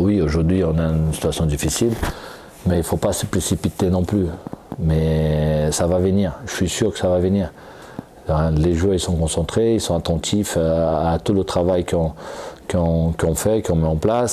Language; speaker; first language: French; non-native, fluent; Portuguese